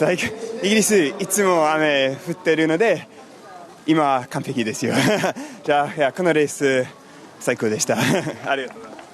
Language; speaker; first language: Japanese; non-native, learner; English